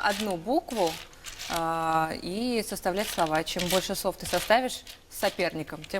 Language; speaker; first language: Russian; native; Russian